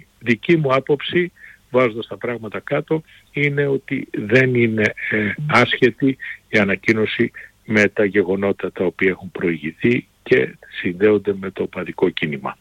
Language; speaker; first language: Greek; native; Greek